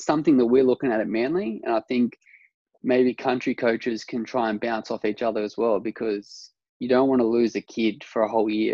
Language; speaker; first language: English; native; English